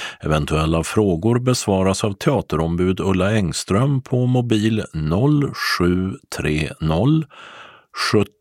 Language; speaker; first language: Swedish; native; Swedish